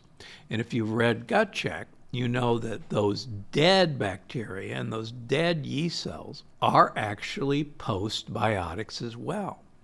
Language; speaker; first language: English; native; English